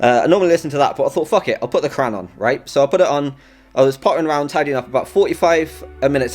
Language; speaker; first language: English; native; English